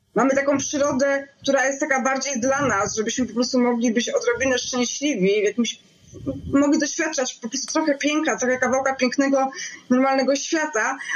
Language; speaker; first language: Polish; native; Polish